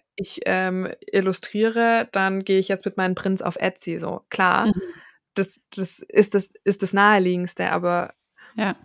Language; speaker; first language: German; native; German